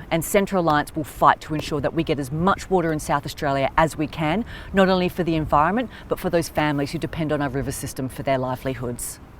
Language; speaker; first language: English; native; English